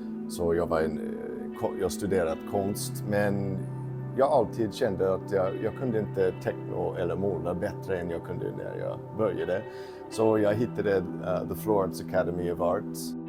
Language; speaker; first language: Swedish; non-native, fluent; English